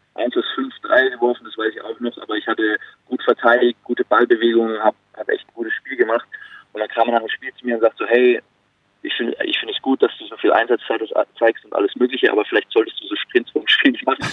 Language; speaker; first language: German; native; German